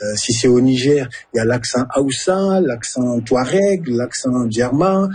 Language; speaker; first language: French; non-native, local second language; Hausa